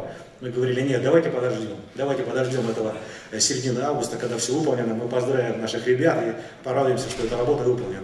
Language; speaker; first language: Russian; native; Russian